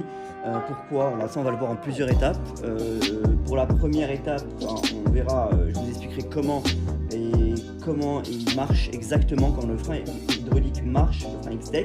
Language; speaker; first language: French; native; French